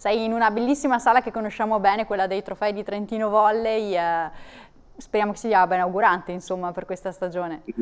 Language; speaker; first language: Italian; native; Italian